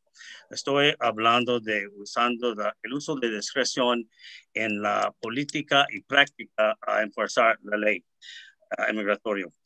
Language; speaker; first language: Spanish; early bilingual, heritage; Spanish